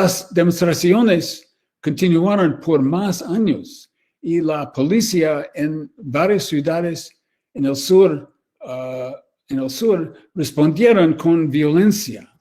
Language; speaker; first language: Spanish; non-native, learner; English